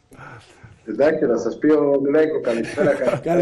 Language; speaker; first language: Greek; non-native, fluent; Serbian